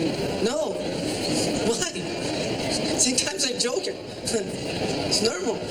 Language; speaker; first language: English; non-native, learner; Portuguese